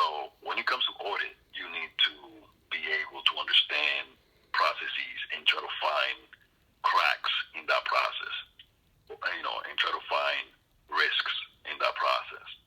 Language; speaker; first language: English; non-native, fluent; Spanish